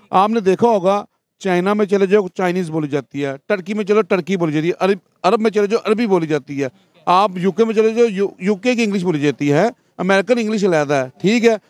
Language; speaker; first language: Urdu; non-native, local second language; Punjabi